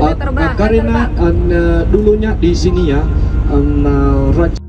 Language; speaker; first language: Indonesian; non-native, learner; Vietnamese